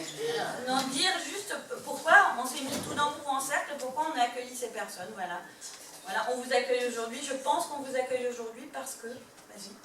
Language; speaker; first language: French; native; French